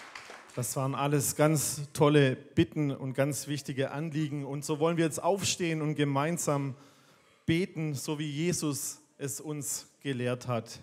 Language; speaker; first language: German; native; German